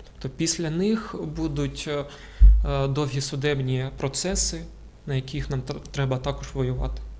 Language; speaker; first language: Ukrainian; non-native, local second language; Russian